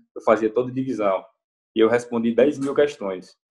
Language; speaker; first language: Portuguese; native; Portuguese